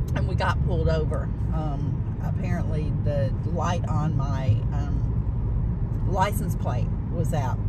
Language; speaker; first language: English; native; English